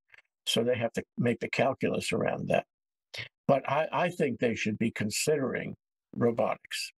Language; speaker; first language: English; native; English